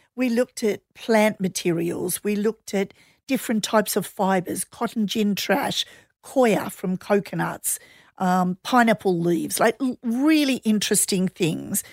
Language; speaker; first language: English; native; English